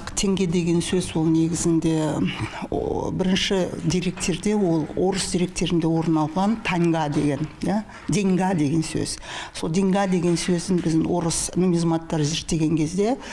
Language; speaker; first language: Kazakh; native; Kazakh